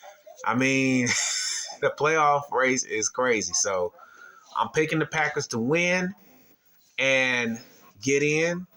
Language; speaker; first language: English; native; English